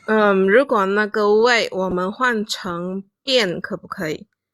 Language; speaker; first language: Chinese; non-native, learner; Indonesian